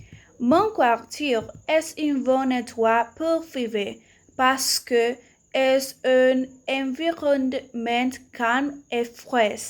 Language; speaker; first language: French; non-native, learner; Spanish